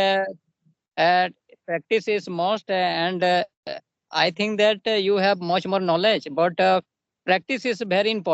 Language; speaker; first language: English; non-native, local second language; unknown